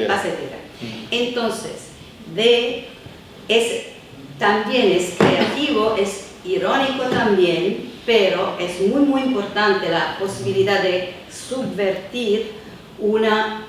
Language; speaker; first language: Spanish; non-native, fluent; Italian